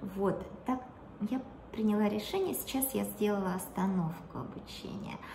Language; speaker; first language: Russian; native; Russian